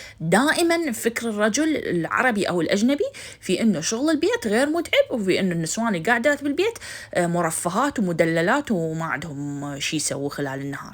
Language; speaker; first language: Arabic; native; Arabic